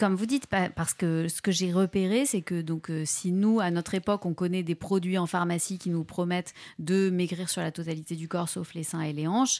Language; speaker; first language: French; native; French